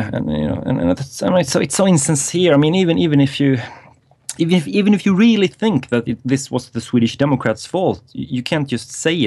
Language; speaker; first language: English; non-native, fluent; Swedish